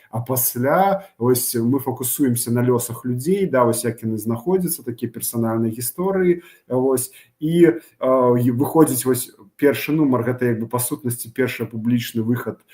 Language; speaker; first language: Belarusian; non-native, local second language; Russian